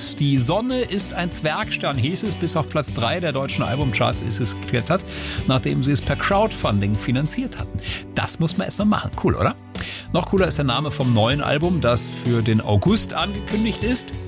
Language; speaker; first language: German; native; German